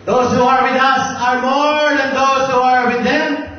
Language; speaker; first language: English; non-native, local second language; Filipino